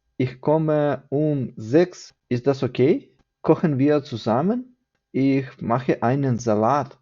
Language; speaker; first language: German; non-native, fluent; Ukrainian